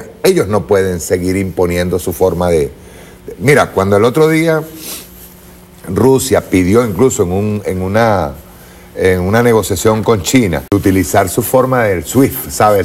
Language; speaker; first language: Spanish; native; Spanish